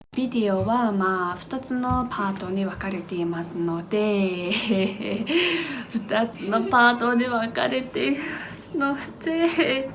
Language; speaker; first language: Japanese; non-native, fluent; Mongolian